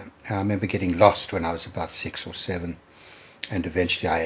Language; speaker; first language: English; native; English